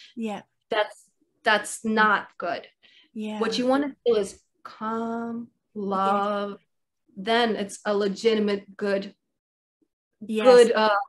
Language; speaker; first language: English; early bilingual, other home language; Russian